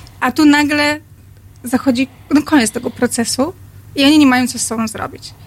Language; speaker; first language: Polish; native; Polish